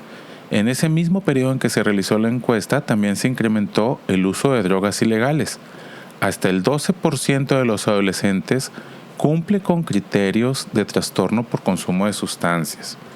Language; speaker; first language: Spanish; native; Spanish